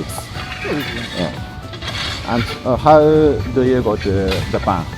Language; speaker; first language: English; non-native, learner; Japanese